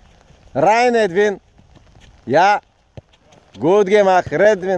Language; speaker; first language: German; non-native, learner; Bulgarian